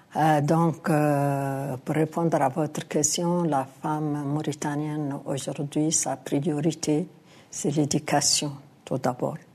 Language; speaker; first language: French; non-native, local second language; Arabic